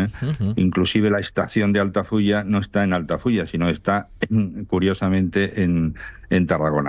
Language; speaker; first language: Spanish; native; Spanish